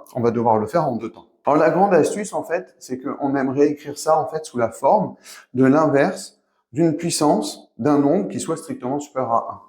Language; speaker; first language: French; native; French